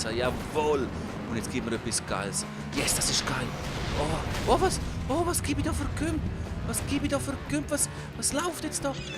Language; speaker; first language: German; native; German